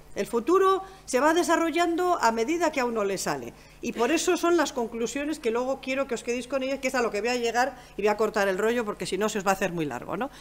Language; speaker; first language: Spanish; native; Spanish